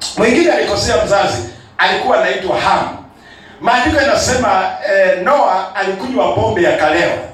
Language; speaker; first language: Swahili; non-native, local second language; Kikuyu